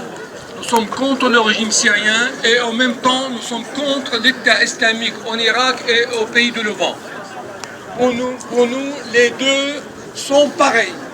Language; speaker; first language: French; non-native, fluent; Arabic